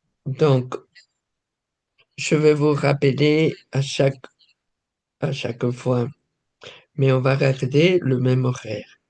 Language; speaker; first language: French; non-native, fluent; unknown